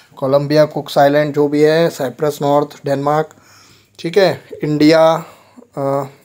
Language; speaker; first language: Hindi; native; Hindi